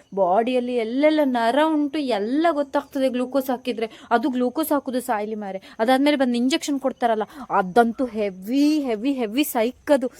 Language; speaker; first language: Kannada; non-native, local second language; Tulu